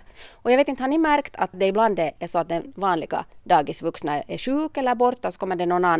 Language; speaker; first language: Swedish; native; Swedish